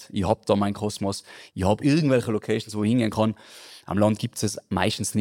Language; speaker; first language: German; native; German